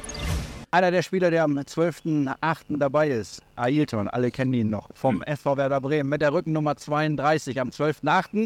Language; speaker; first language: German; native; German